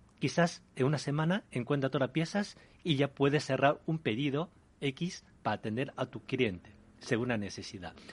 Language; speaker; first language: Spanish; early bilingual, other home language; Chinese